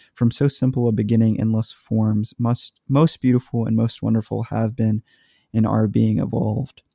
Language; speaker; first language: English; native; English